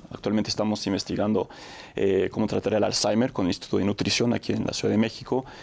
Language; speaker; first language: Spanish; non-native, fluent; French